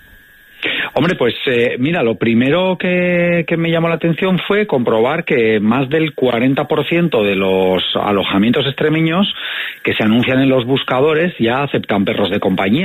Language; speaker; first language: Spanish; native; Spanish